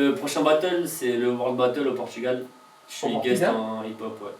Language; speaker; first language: French; native; French